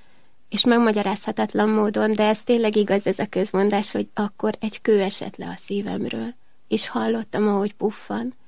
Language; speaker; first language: Hungarian; native; Hungarian